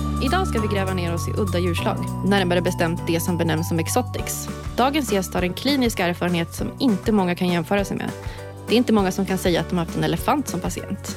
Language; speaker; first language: Swedish; native; Swedish